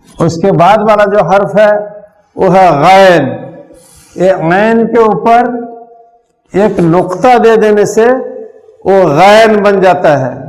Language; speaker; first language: Hindi; native; Hindi